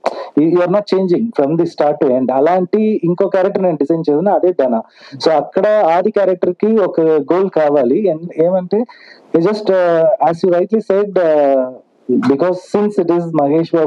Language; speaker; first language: Telugu; non-native, fluent; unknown